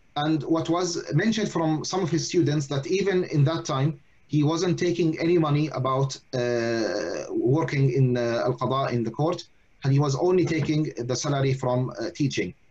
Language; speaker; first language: English; non-native, fluent; Arabic